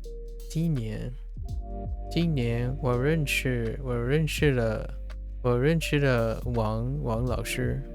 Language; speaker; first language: Chinese; non-native, learner; English